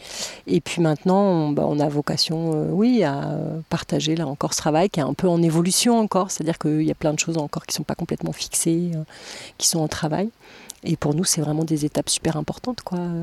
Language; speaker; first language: French; native; French